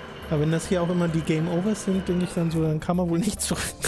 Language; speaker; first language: German; native; German